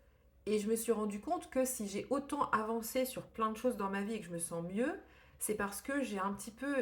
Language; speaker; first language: French; native; French